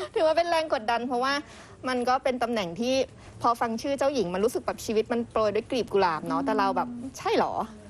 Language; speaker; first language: Thai; early bilingual, other home language; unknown